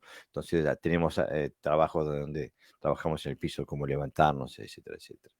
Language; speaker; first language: Spanish; native; Spanish